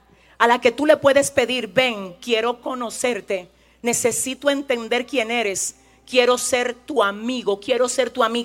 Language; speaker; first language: Spanish; native; Spanish